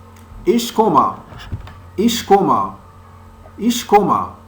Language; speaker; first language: German; non-native, fluent; French